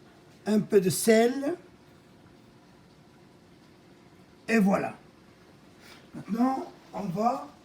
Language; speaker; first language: French; non-native, local second language; Arabic